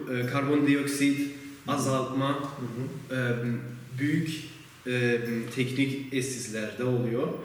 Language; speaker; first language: Turkish; early bilingual, heritage; Turkish